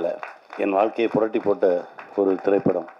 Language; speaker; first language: Tamil; native; Tamil